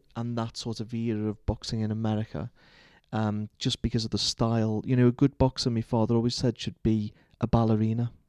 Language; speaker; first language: English; native; English